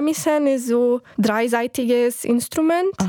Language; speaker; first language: German; non-native, fluent; Ukrainian